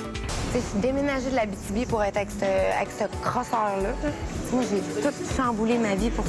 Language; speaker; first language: French; native; French